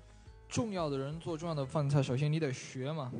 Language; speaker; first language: Chinese; native; Chinese